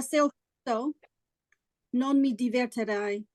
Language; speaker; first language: Italian; non-native, learner; English